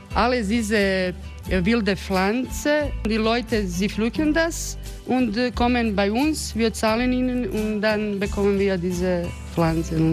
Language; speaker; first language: German; non-native, learner; Croatian